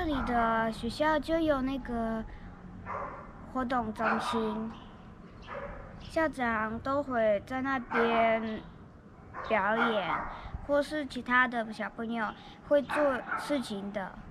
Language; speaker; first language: Chinese; early bilingual, other home language; Russian